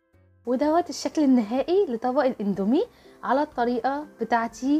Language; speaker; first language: Arabic; native; Arabic